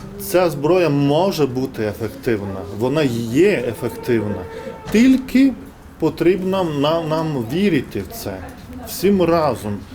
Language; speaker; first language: Ukrainian; non-native, fluent; Lithuanian